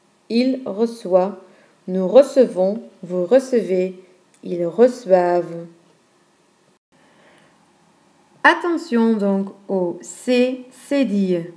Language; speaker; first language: French; non-native, fluent; Dutch